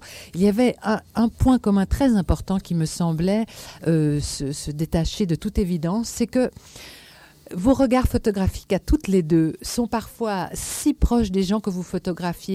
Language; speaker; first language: French; native; French